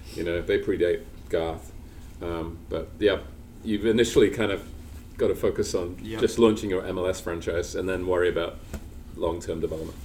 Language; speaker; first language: English; native; English